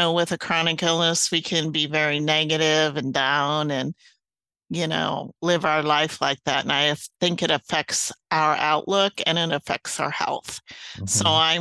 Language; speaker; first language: English; native; English